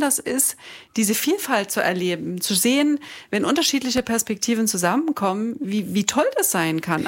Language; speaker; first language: German; native; German